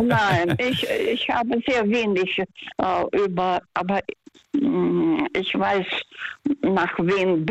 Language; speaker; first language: German; non-native, fluent; Russian